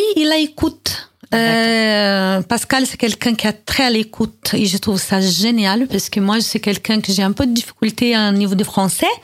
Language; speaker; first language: French; non-native, learner; Portuguese